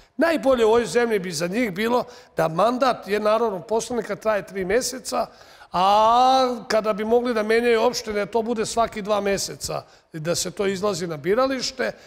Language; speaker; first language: Serbian; native; Serbian